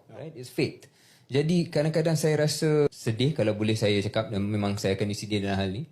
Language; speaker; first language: Malay; native; Malay